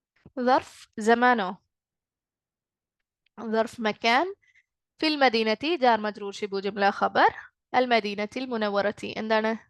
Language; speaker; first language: Arabic; non-native, fluent; Malayalam